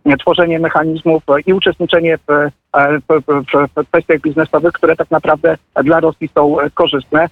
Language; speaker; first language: Polish; native; Polish